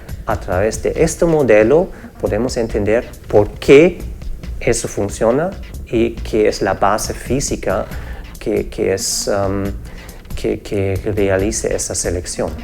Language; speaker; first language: Spanish; non-native, fluent; German